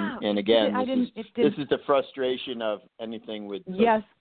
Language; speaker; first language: English; native; English